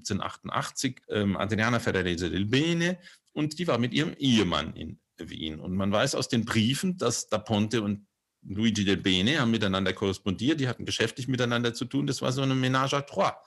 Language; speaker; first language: German; native; German